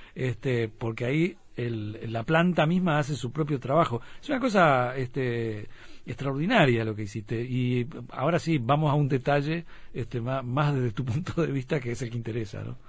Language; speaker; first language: Spanish; native; Spanish